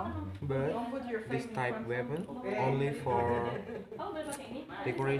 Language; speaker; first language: English; non-native, learner; Indonesian